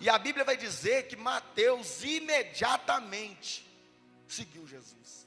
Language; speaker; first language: Portuguese; native; Portuguese